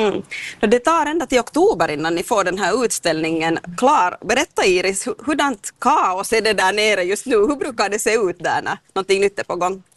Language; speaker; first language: Swedish; native; Swedish